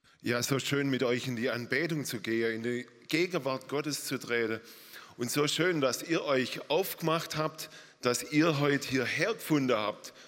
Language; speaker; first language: German; native; German